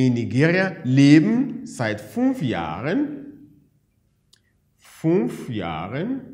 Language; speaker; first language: German; non-native, fluent; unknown